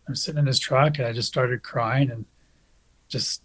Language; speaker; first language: English; native; English